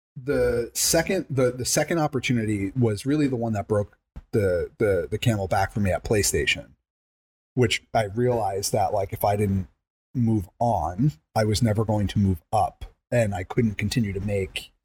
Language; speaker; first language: English; native; English